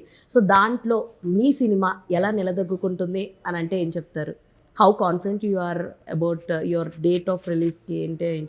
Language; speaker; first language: Telugu; native; Telugu